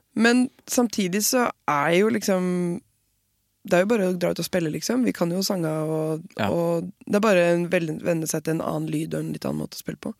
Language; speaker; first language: Norwegian; native; Norwegian